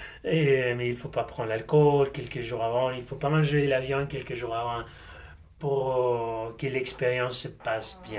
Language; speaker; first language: French; non-native, fluent; Spanish